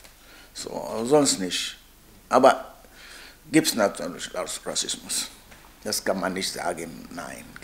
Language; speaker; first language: German; non-native, learner; Arabic